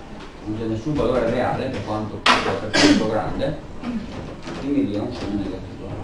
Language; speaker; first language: Italian; native; Italian